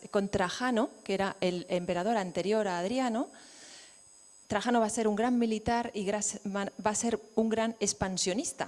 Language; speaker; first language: Spanish; native; Spanish